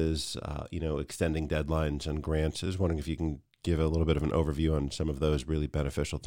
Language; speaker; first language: English; native; English